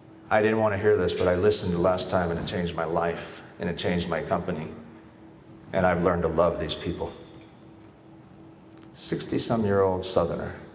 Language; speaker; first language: English; early bilingual, other home language; Spanish